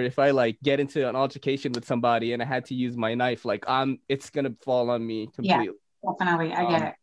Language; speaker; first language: English; native; English